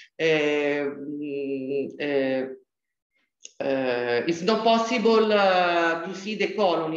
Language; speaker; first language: English; non-native, learner; Italian